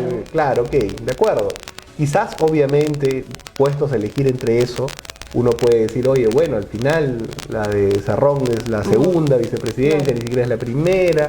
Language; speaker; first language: Spanish; native; Spanish